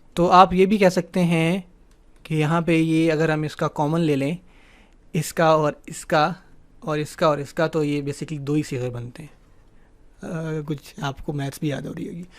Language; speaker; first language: Urdu; native; Urdu